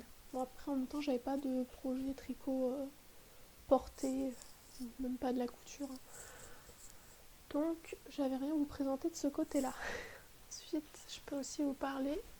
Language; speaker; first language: French; native; French